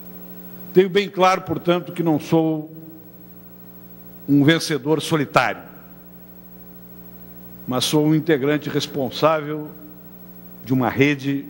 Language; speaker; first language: Portuguese; native; Portuguese